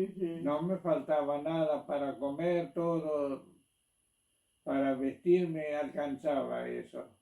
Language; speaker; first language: Spanish; non-native, local second language; German